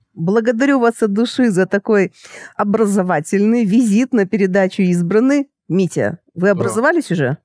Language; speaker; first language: Russian; native; Russian